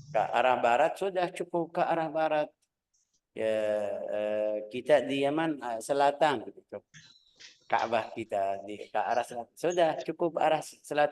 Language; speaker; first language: Indonesian; non-native, fluent; Arabic